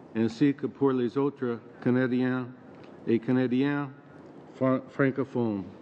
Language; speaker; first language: French; non-native, learner; English